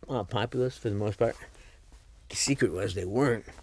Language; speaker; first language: English; native; English